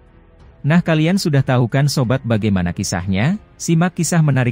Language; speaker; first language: Indonesian; native; Indonesian